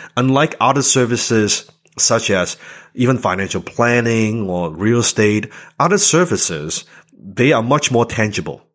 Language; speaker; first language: English; non-native, local second language; Cantonese